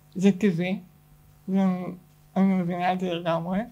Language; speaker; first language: Hebrew; native; Hebrew